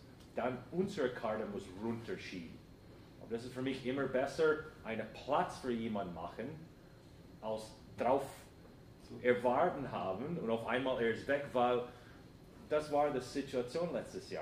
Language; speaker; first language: German; non-native, fluent; English